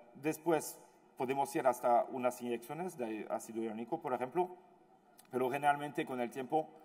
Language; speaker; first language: Spanish; non-native, fluent; French